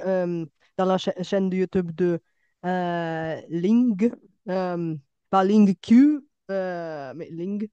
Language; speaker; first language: French; non-native, fluent; Bulgarian